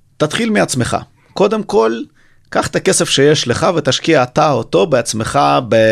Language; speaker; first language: Hebrew; early bilingual, other home language; Russian